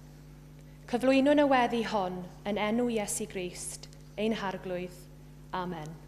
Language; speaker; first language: Welsh; native; Welsh